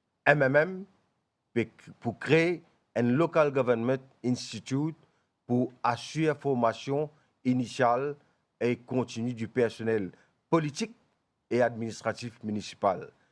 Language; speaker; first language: French; non-native, local second language; Morisyen